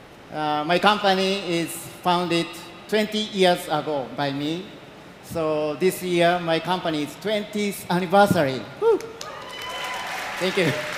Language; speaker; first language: English; non-native, learner; Japanese